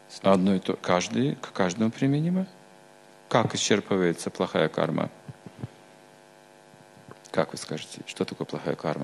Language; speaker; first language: Russian; native; Russian